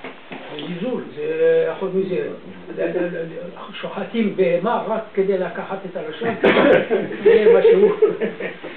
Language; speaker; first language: Hebrew; non-native, learner; French